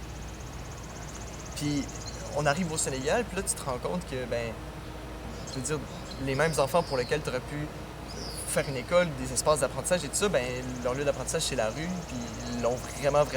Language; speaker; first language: French; native; French